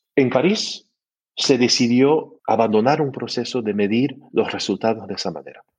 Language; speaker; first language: Spanish; non-native, fluent; English